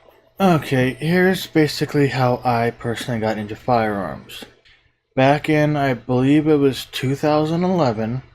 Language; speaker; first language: English; native; English